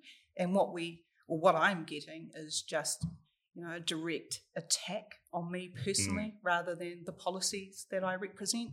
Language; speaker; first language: English; native; English